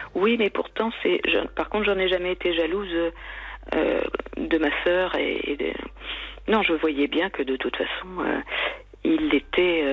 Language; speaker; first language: French; native; French